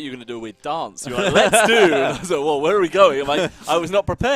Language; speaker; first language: English; native; English